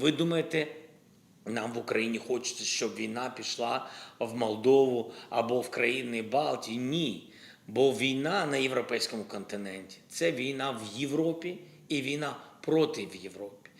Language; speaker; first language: Ukrainian; non-native, local second language; Russian